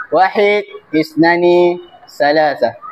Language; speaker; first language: Arabic; non-native, learner; Malay